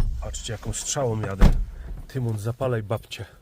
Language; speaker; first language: Polish; native; Polish